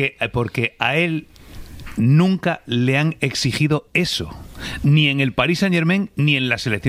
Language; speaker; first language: Spanish; native; Spanish